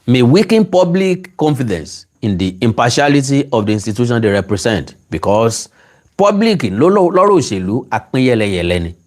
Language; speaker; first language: English; non-native, local second language; Yoruba